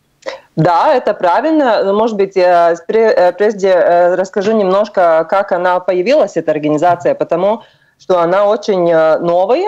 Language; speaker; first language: Russian; non-native, local second language; Latvian